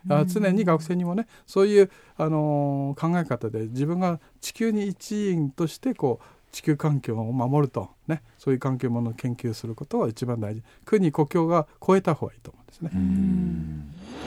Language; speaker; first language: Japanese; non-native, fluent; Chinese